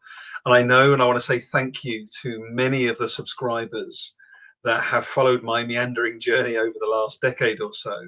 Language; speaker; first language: English; native; English